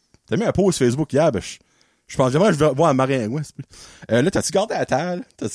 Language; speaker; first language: French; native; French